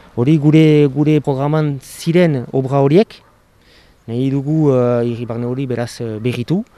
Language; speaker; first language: Basque; native; Basque